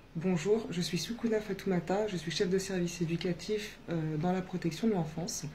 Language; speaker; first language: French; early bilingual, other home language; Soninke